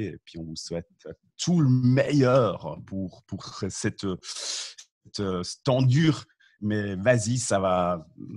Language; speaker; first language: English; non-native, fluent; Swiss German